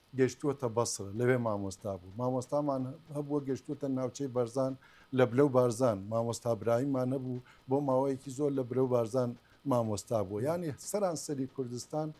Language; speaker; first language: Central Kurdish; non-native, local second language; Gurani